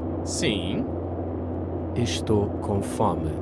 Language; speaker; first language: Portuguese; non-native, learner; English